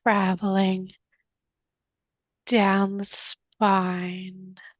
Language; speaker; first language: English; native; English